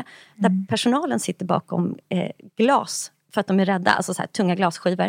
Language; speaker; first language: Swedish; native; Swedish